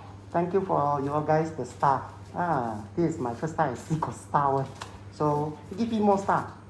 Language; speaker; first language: English; non-native, local second language; Cantonese